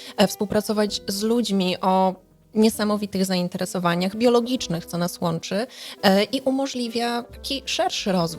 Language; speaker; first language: Polish; native; Polish